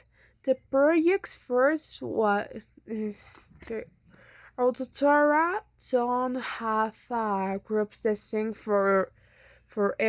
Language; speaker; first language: English; non-native, learner; Spanish